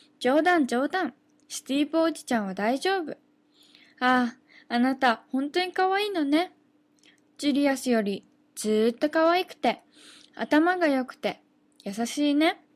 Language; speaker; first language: Japanese; native; Japanese